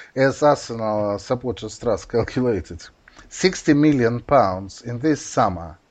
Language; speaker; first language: English; non-native, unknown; Russian